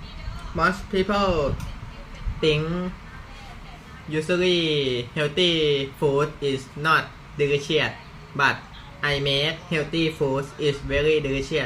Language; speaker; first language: English; non-native, learner; Thai